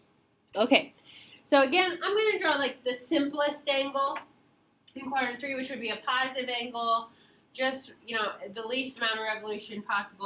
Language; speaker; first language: English; native; English